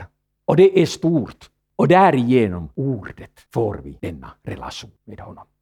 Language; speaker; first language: Swedish; non-native, fluent; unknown